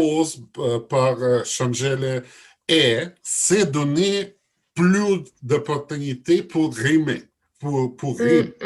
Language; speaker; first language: French; non-native, learner; Russian